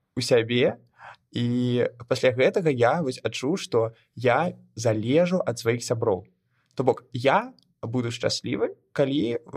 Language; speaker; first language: Belarusian; non-native, local second language; Russian